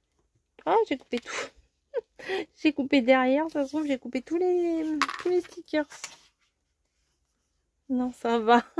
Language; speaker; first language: French; native; French